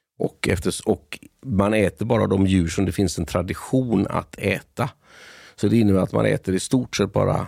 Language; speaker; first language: Swedish; native; Swedish